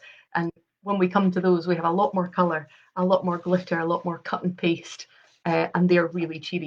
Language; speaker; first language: English; native; English